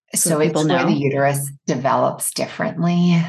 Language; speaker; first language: English; native; English